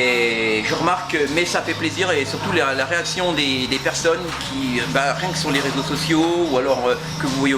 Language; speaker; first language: French; native; French